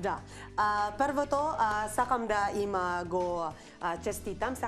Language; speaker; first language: Macedonian; non-native, learner; Filipino